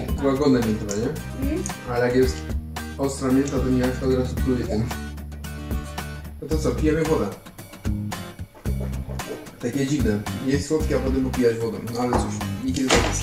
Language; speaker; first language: Polish; native; Polish